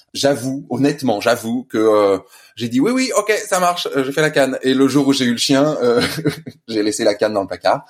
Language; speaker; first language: French; native; French